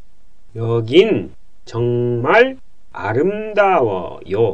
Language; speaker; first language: Korean; non-native, fluent; Japanese